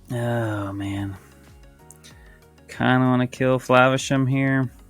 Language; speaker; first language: English; native; English